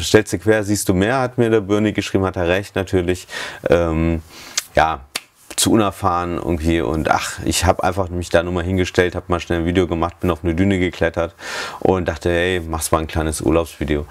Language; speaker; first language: German; native; German